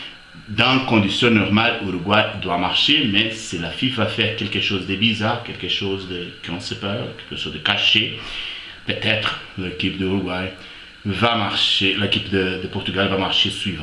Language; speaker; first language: French; non-native, fluent; Portuguese